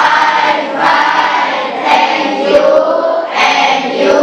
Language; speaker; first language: English; non-native, learner; Indonesian